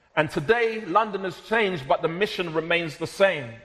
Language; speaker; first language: English; native; English